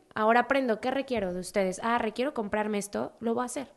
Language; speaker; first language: Spanish; native; Spanish